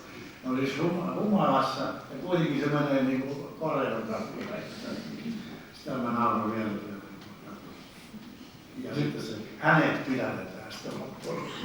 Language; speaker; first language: Finnish; native; Finnish